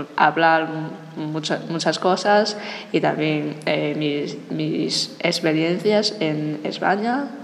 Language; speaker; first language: Spanish; non-native, learner; Chinese